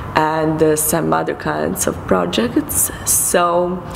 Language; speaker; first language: English; non-native, fluent; Serbian